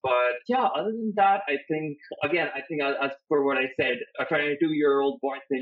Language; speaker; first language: English; non-native, local second language; Hindi